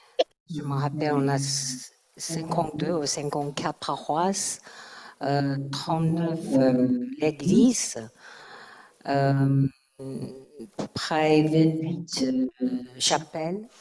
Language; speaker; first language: French; non-native, learner; Chinese